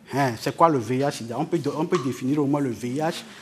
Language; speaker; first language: French; non-native, local second language; Ewe